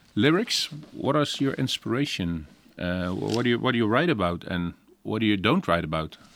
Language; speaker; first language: English; non-native, fluent; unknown